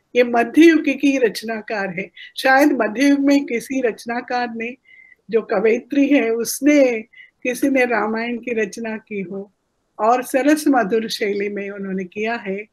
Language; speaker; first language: Hindi; non-native, local second language; Telugu